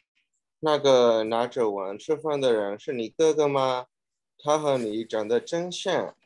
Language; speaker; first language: Chinese; non-native, learner; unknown